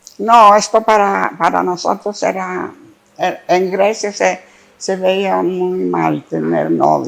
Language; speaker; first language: Spanish; non-native, fluent; Greek